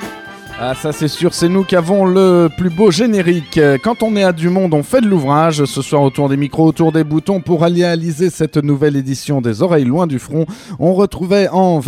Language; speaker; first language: French; native; French